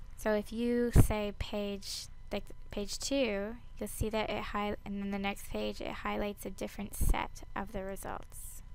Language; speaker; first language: English; native; English